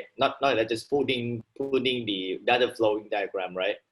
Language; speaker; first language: English; non-native, fluent; Thai